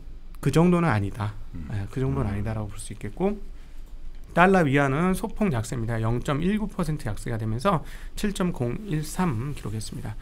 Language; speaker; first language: Korean; native; Korean